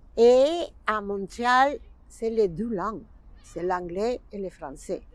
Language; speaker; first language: French; non-native, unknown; Spanish